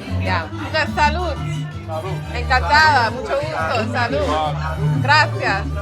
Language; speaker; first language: Spanish; non-native, learner; English